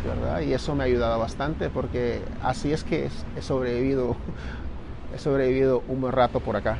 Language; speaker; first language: Spanish; native; Spanish